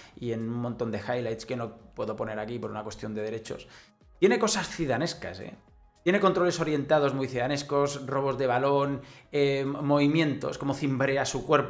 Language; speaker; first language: Spanish; native; Spanish